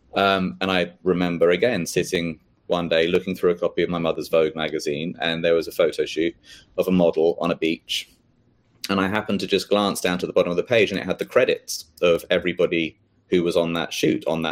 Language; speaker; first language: English; native; English